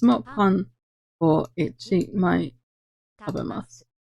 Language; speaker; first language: Japanese; non-native, learner; Norwegian